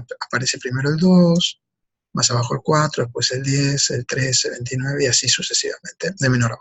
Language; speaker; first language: Spanish; native; Spanish